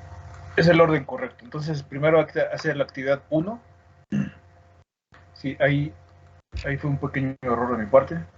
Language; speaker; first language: Spanish; native; Spanish